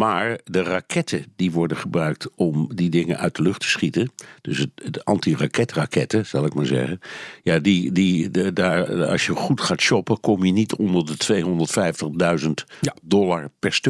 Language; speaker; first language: Dutch; native; Dutch